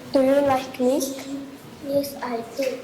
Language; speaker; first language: English; non-native, learner; Mongolian